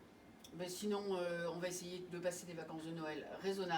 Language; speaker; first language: French; native; French